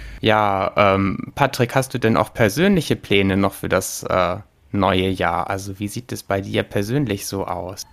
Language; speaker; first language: German; native; German